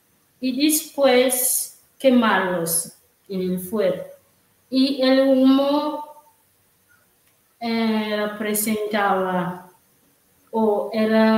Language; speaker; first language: Spanish; non-native, learner; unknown